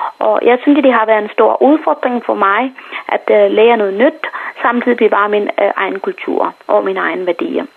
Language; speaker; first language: Danish; non-native, fluent; Tamil